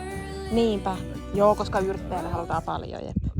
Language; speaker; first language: Finnish; native; Finnish